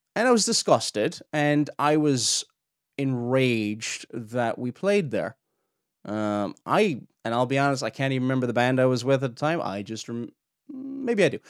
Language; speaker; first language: English; native; English